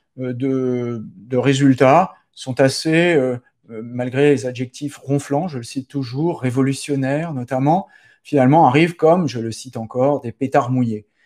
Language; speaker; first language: French; native; French